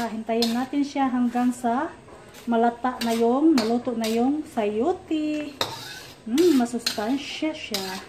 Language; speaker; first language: Filipino; non-native, local second language; Cebuano